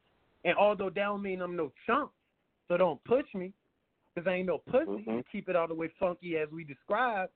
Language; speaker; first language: English; native; English